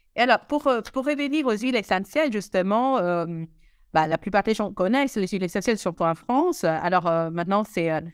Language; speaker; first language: French; non-native, fluent; English